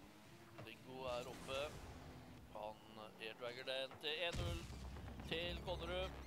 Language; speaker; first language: Norwegian; native; Norwegian